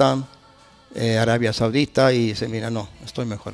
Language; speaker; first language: Spanish; non-native, fluent; Swedish